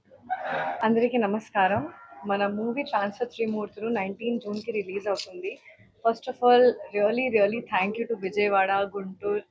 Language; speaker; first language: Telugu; non-native, fluent; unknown